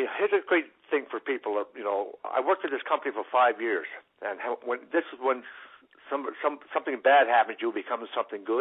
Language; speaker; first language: English; native; English